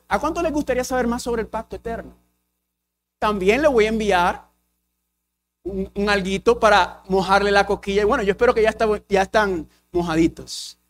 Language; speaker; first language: Spanish; early bilingual, heritage; English